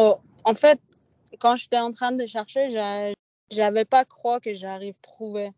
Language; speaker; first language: French; non-native, learner; Persian